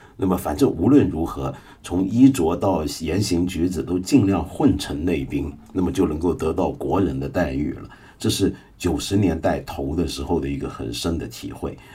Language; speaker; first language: Chinese; non-native, local second language; Cantonese